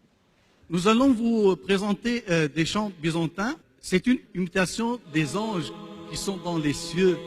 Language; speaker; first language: French; non-native, fluent; Arabic